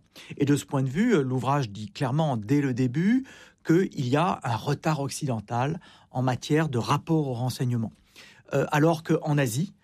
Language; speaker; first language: French; native; French